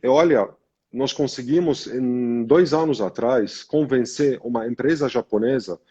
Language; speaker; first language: Portuguese; non-native, fluent; Arabic